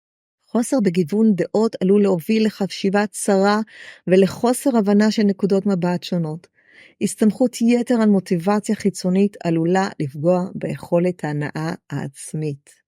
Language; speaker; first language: Hebrew; native; Hebrew